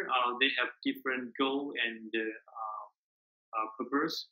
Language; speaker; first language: English; non-native, learner; Chinese